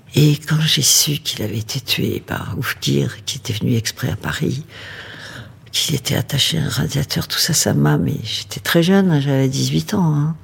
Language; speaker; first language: French; native; French